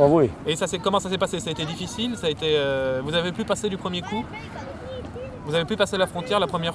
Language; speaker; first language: French; native; French